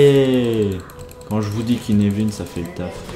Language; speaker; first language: French; native; French